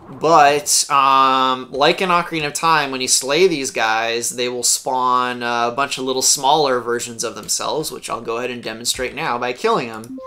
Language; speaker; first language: English; native; English